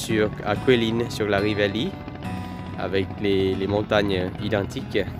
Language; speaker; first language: French; non-native, fluent; Vietnamese